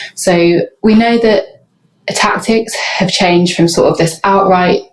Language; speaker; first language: English; native; English